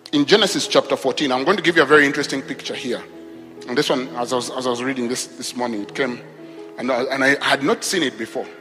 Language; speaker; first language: English; non-native, local second language; Ganda